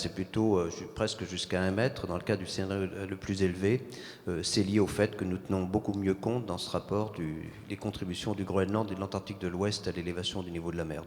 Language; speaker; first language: French; native; French